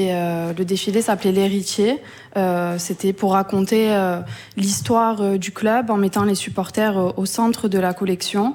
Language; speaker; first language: French; native; French